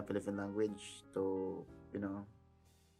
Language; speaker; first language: English; non-native, learner; Filipino